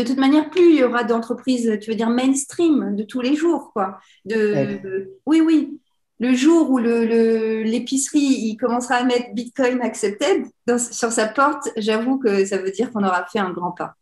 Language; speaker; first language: French; native; French